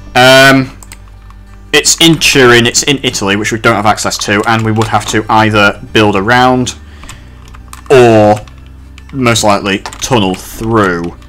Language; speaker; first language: English; native; English